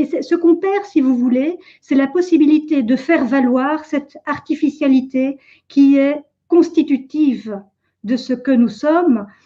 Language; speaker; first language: French; native; French